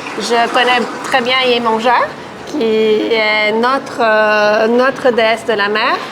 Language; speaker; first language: French; non-native, fluent; Portuguese